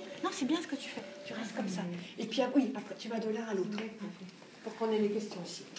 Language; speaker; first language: French; native; French